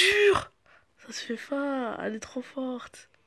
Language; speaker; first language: French; native; French